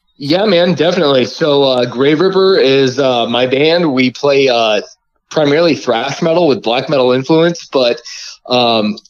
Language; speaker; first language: English; native; English